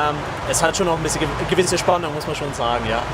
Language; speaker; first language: German; native; German